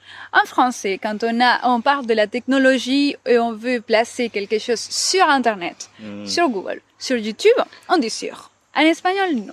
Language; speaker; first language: French; non-native, fluent; Spanish